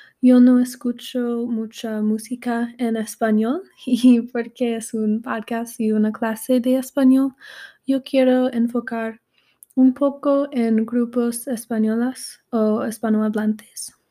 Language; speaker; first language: Spanish; non-native, learner; English